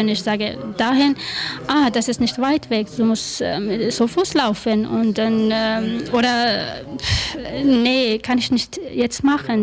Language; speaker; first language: German; non-native, learner; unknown